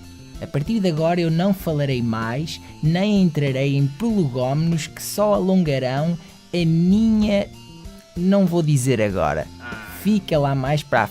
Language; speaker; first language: Portuguese; native; Portuguese